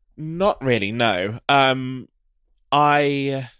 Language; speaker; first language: English; native; English